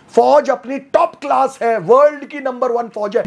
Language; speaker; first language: Hindi; native; Hindi